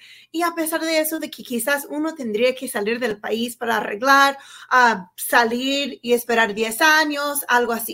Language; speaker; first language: Spanish; non-native, fluent; English